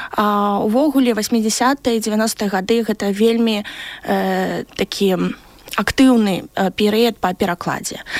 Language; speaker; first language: Belarusian; native; Belarusian